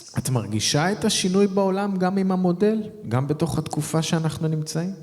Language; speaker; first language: Hebrew; native; Hebrew